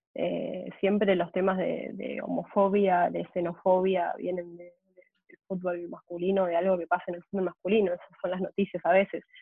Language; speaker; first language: Spanish; native; Spanish